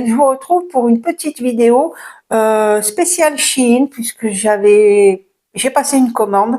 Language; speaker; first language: French; native; French